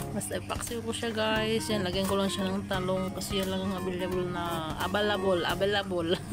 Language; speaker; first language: Filipino; non-native, local second language; Cebuano